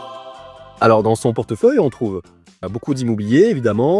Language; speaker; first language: French; native; French